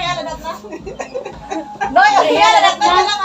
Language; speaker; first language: Filipino; non-native, local second language; Cebuano